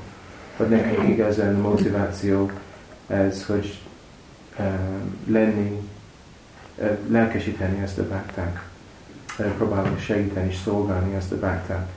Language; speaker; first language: Hungarian; non-native, learner; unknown